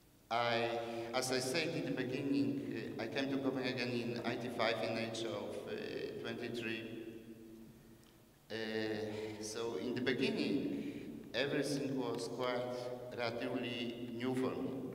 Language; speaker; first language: English; non-native, learner; Polish